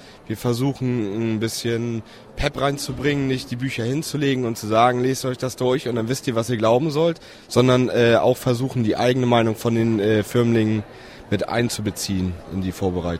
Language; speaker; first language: German; native; German